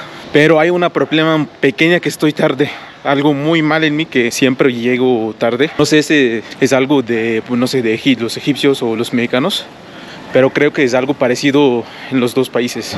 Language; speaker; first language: Spanish; non-native, fluent; Arabic